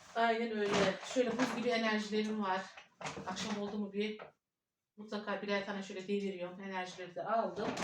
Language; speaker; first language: Turkish; early bilingual, heritage; Turkish